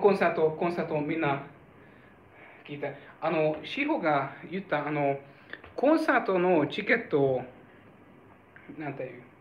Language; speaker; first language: Japanese; non-native, fluent; Hungarian